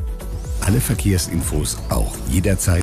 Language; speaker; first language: German; native; German